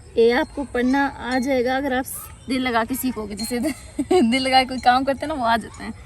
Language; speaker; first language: Urdu; native; Urdu